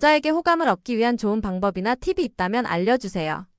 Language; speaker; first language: Korean; native; Korean